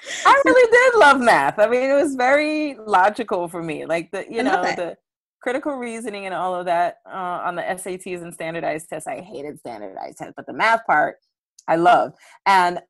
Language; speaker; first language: English; native; English